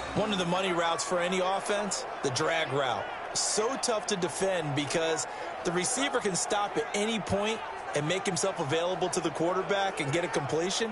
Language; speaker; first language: English; native; English